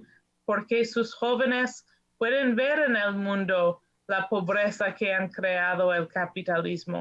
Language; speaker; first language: Spanish; non-native, learner; English